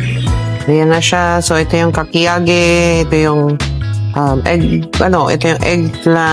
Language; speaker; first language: Filipino; native; Filipino